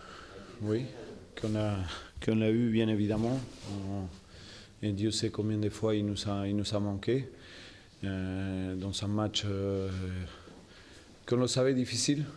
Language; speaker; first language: French; non-native, fluent; Spanish